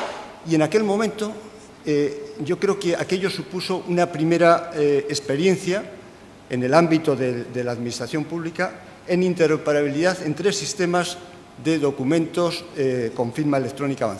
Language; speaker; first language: Spanish; native; Spanish